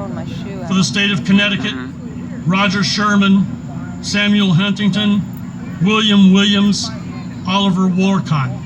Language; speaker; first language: English; native; English